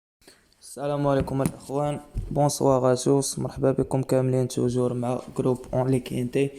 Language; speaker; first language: Arabic; native; Arabic